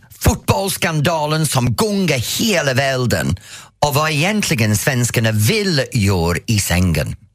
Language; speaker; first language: Swedish; non-native, fluent; English